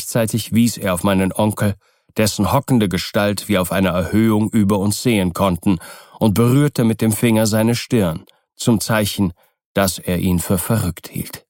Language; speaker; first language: German; native; German